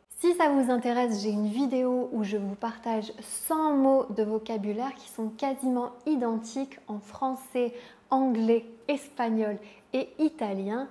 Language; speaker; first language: French; native; French